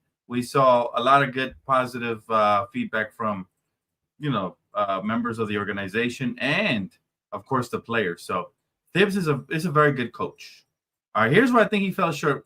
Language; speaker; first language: English; native; English